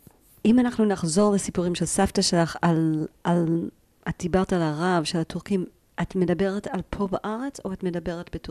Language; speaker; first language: Hebrew; native; Hebrew